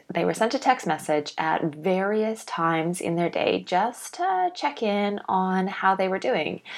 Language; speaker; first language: English; native; English